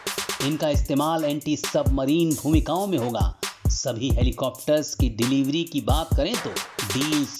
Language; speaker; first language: Hindi; native; Hindi